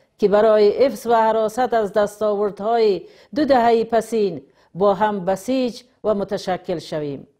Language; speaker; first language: Persian; native; Persian